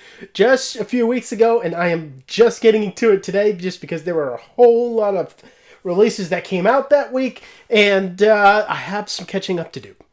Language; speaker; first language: English; native; English